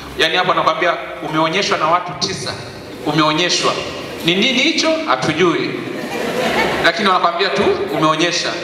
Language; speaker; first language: Swahili; native; Swahili